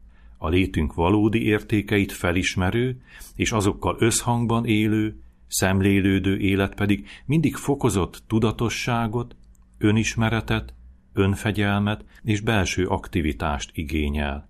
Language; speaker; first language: Hungarian; native; Hungarian